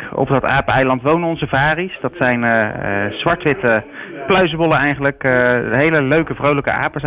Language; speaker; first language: Dutch; native; Dutch